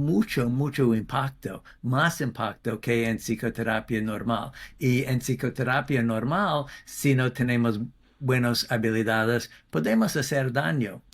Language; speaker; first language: Spanish; non-native, fluent; English